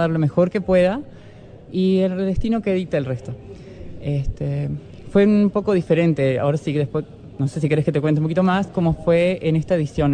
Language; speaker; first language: Spanish; native; Spanish